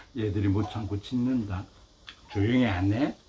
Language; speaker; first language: Korean; native; Korean